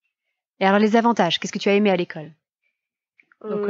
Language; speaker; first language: French; native; French